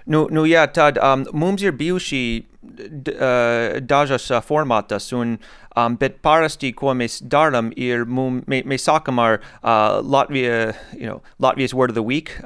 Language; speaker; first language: Latvian; non-native, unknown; English